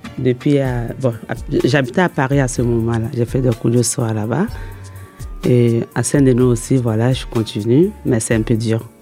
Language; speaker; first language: French; non-native, local second language; Bambara